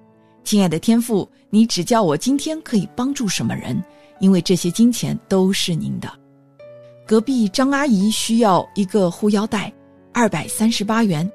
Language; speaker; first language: Chinese; native; Chinese